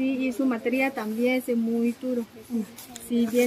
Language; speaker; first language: Spanish; non-native, learner; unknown